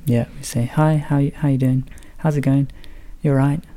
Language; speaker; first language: English; native; English